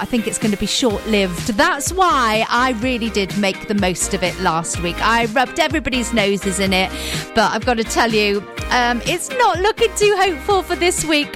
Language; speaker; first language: English; native; English